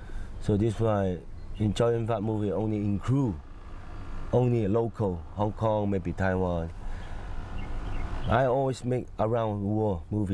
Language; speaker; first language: English; non-native, fluent; Cantonese